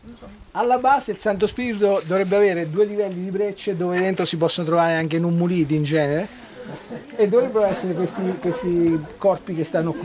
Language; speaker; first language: Italian; native; Italian